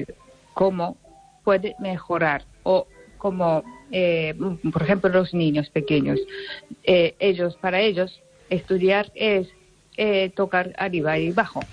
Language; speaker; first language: Spanish; non-native, fluent; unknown